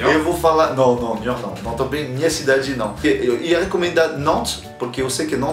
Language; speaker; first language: Portuguese; non-native, fluent; French